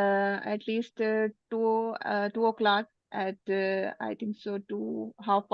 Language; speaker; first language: English; non-native, learner; Urdu